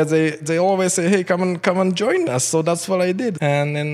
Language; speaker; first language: English; non-native, fluent; Japanese